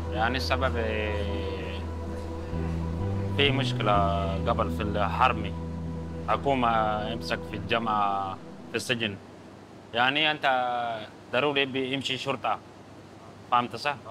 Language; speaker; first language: Arabic; non-native, learner; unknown